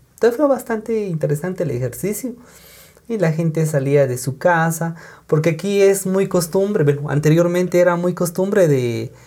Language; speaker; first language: Spanish; non-native, local second language; Kaqchikel